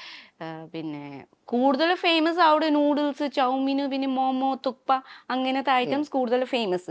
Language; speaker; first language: Malayalam; non-native, learner; Nepali